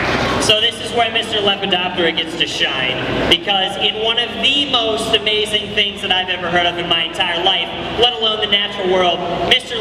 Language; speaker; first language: English; native; English